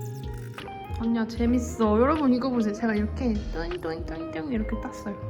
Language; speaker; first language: Korean; native; Korean